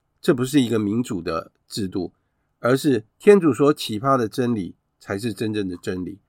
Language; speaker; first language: Chinese; native; Chinese